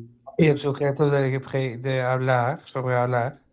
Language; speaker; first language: Spanish; non-native, fluent; Dutch